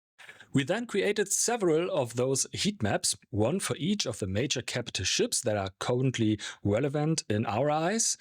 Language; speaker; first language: English; non-native, fluent; German